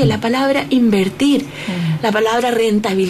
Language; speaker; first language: Spanish; native; Spanish